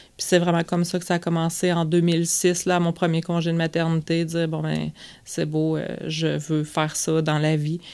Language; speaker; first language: French; native; French